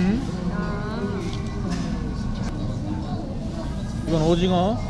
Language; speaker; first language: Korean; native; Korean